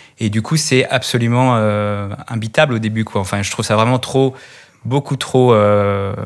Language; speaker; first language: French; native; French